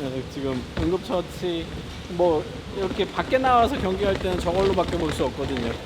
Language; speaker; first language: Korean; native; Korean